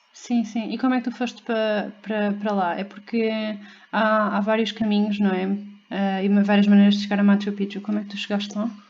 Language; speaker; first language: Portuguese; native; Portuguese